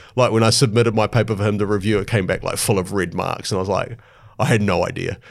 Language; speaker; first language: English; native; English